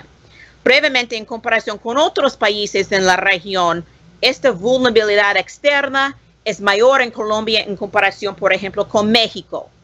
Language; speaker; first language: Spanish; non-native, learner; English